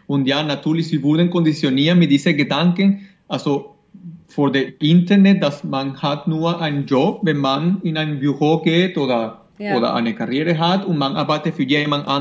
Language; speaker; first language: German; non-native, fluent; Spanish